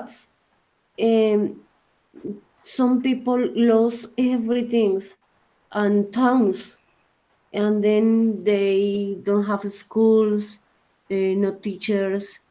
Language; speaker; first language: English; non-native, learner; Spanish